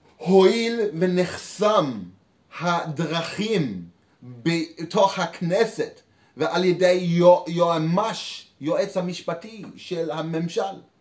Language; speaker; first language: Hebrew; non-native, fluent; English